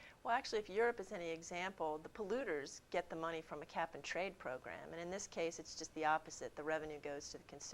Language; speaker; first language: English; native; English